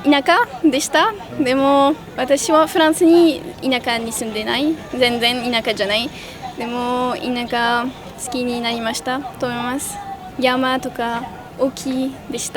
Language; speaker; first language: Japanese; non-native, learner; French